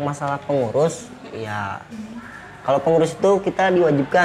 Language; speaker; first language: Indonesian; native; Indonesian